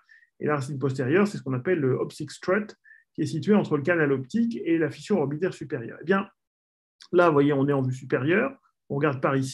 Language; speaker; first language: French; native; French